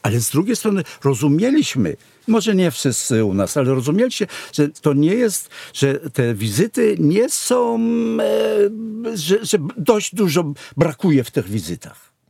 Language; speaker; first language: Polish; non-native, fluent; Hebrew